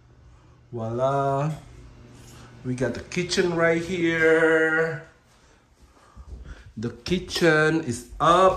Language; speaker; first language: English; non-native, fluent; Indonesian